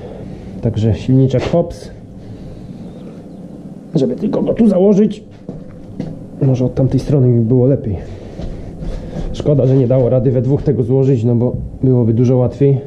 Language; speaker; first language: Polish; native; Polish